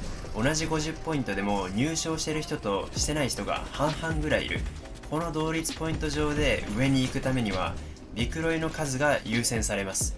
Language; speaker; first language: Japanese; native; Japanese